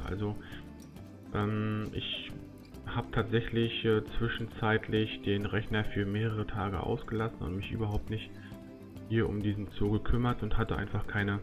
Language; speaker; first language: German; native; German